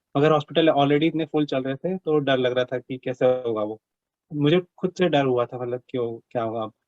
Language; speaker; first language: Hindi; native; Hindi